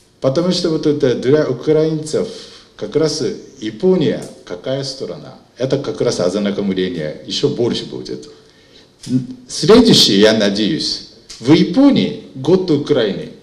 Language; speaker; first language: Russian; non-native, fluent; Japanese